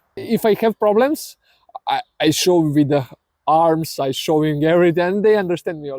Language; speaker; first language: English; non-native, learner; Serbian